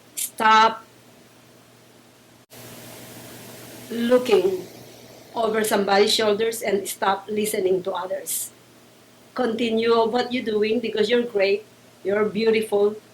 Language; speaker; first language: English; non-native, local second language; Filipino